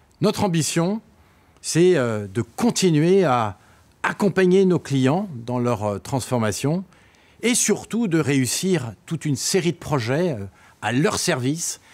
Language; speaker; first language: French; native; French